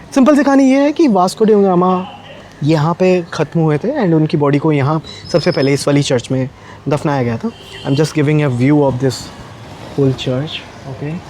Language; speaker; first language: Hindi; native; Hindi